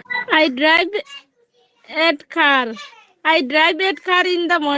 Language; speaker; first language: English; non-native, learner; Bangla